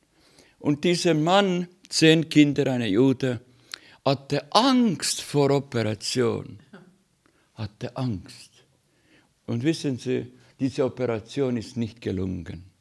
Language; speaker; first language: German; non-native, learner; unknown